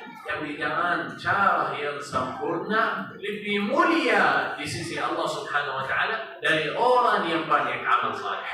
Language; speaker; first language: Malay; non-native, fluent; Arabic